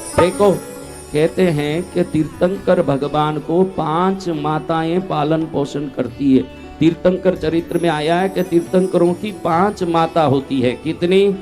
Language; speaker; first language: Hindi; non-native, local second language; Marwari